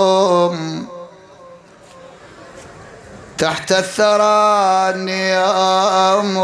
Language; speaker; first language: Arabic; native; Arabic